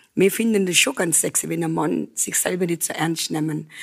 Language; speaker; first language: German; non-native, fluent; Afrikaans